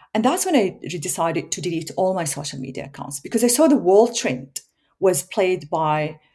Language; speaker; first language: English; non-native, fluent; Arabic